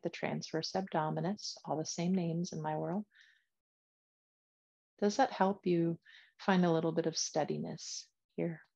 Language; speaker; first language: English; native; English